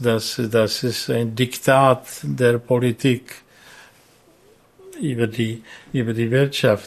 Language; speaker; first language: German; non-native, fluent; Czech